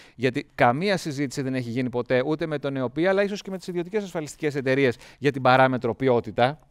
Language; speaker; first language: Greek; native; Greek